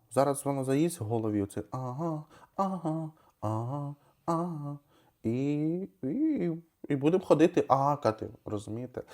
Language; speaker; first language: Ukrainian; non-native, local second language; Russian